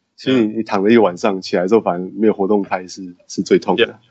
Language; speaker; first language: Chinese; native; Chinese